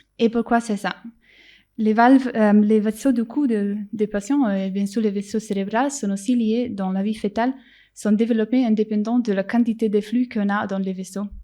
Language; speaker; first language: French; non-native, fluent; Italian